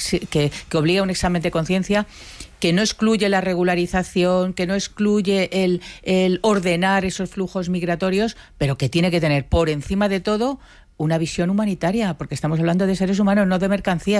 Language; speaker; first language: Spanish; native; Spanish